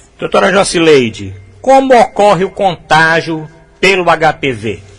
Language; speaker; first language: Portuguese; native; Portuguese